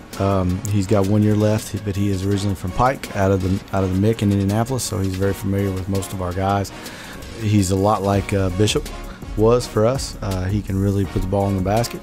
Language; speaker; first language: English; native; English